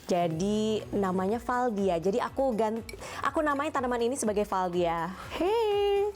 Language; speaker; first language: Indonesian; native; Indonesian